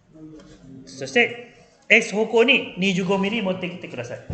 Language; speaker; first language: Japanese; non-native, fluent; Malay